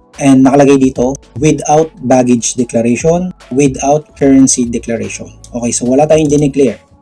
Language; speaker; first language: Filipino; non-native, local second language; Cebuano